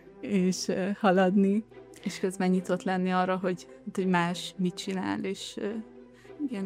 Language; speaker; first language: Hungarian; early bilingual, heritage; Hungarian